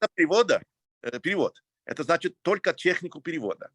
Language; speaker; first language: Russian; non-native, fluent; English